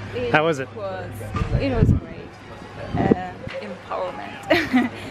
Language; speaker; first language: English; non-native, fluent; Kazakh